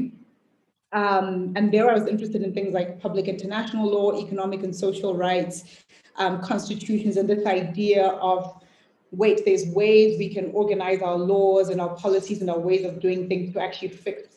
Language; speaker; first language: English; non-native, local second language; Shona